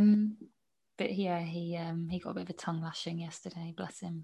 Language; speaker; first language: English; native; English